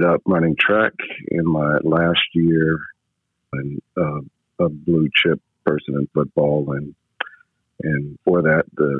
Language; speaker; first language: English; native; English